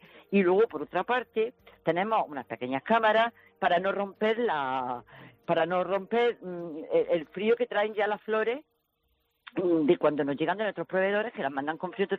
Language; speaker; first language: Spanish; native; Spanish